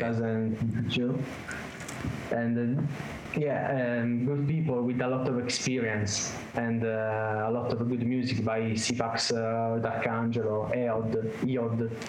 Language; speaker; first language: English; non-native, learner; Italian